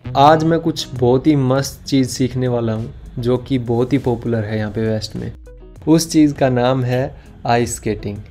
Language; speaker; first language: Hindi; native; Hindi